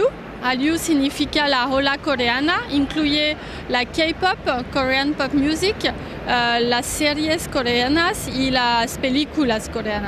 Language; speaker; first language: Spanish; non-native, fluent; Korean